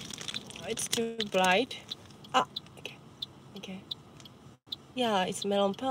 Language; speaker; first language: English; non-native, learner; Japanese